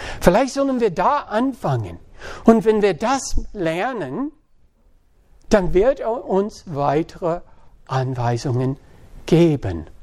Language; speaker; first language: German; non-native, fluent; English